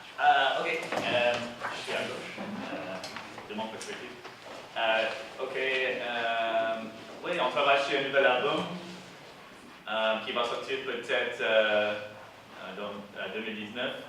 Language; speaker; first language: French; early bilingual, heritage; English